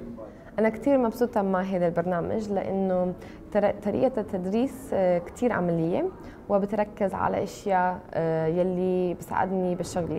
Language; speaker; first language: Arabic; non-native, learner; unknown